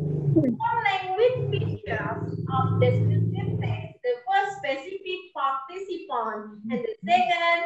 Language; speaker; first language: English; non-native, learner; Indonesian